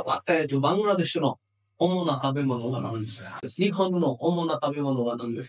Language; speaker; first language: Japanese; non-native, fluent; Bangla